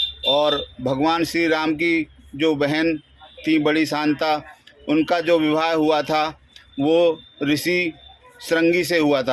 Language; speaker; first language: Hindi; native; Hindi